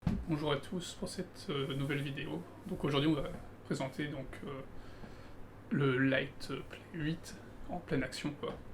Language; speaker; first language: French; native; French